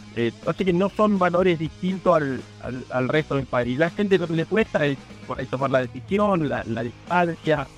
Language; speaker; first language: Spanish; native; Spanish